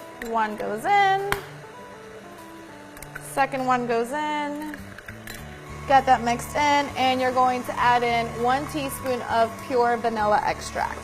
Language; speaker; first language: English; native; English